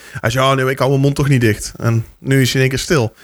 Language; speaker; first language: Dutch; native; Dutch